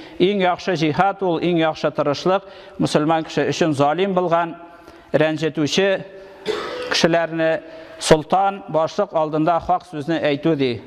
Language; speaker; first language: Tatar; native; Tatar